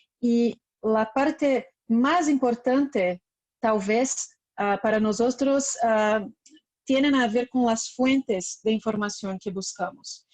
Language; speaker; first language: Spanish; non-native, learner; Portuguese